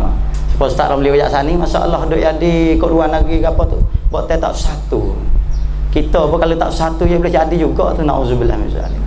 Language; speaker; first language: Malay; native; Malay